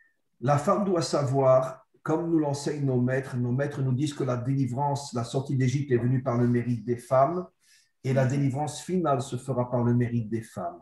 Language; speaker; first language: French; native; French